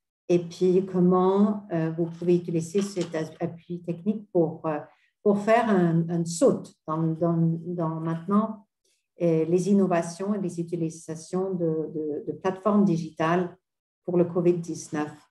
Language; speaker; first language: French; non-native, fluent; Swedish